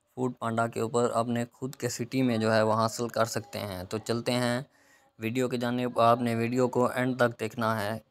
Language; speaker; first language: Urdu; non-native, local second language; Punjabi